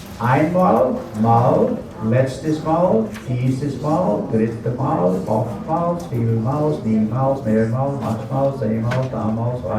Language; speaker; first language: German; non-native, learner; English